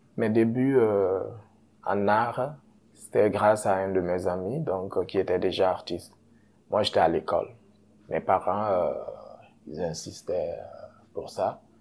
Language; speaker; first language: French; non-native, local second language; Susu